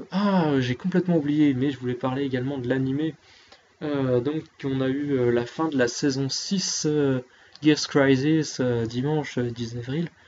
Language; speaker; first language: French; native; French